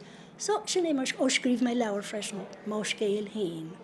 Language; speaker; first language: Irish; non-native, local second language; English